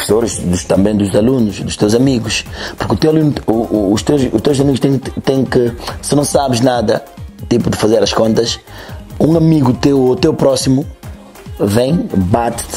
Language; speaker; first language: Portuguese; non-native, local second language; Upper Guinea Crioulo